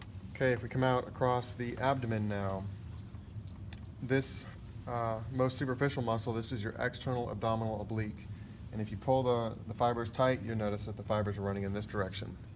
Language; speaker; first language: English; native; English